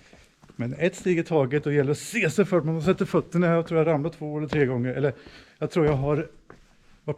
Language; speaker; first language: Swedish; native; Swedish